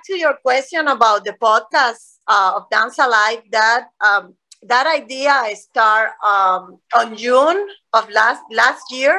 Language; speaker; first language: English; non-native, fluent; Spanish